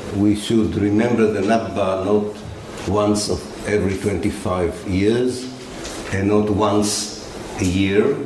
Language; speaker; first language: English; non-native, fluent; Arabic